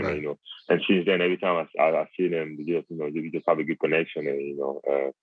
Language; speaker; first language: English; non-native, local second language; French